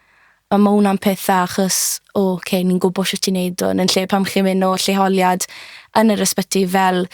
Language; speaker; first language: Welsh; native; Welsh